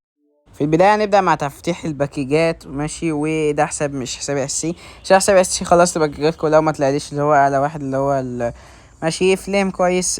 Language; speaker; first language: Arabic; native; Arabic